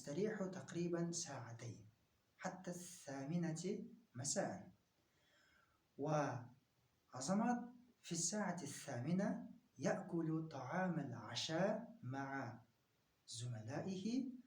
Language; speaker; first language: Arabic; non-native, fluent; Kyrgyz